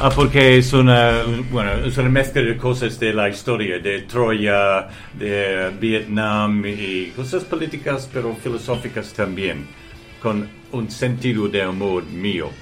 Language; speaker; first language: Spanish; non-native, fluent; English